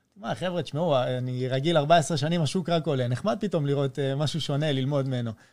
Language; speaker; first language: Hebrew; early bilingual, other home language; French